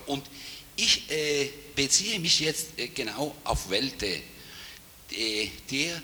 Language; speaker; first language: German; non-native, fluent; Italian